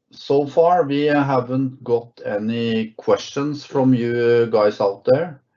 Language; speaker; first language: English; non-native, fluent; Norwegian